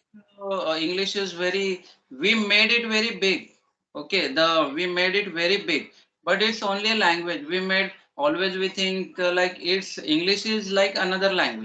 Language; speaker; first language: English; non-native, learner; Marathi